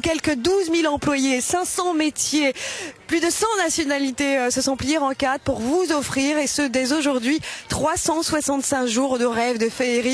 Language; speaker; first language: French; native; French